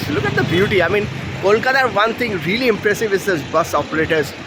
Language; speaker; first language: English; non-native, local second language; Bangla